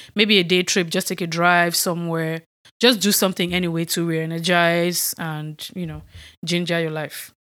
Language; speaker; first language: English; non-native, local second language; Yoruba